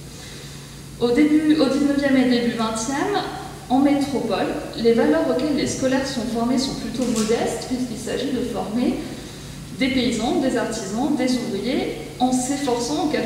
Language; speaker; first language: French; native; French